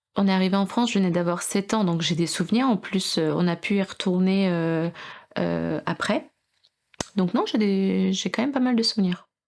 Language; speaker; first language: French; early bilingual, other home language; Russian